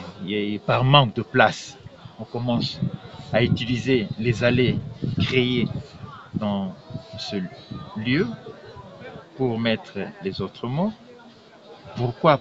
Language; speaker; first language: French; non-native, local second language; Lingala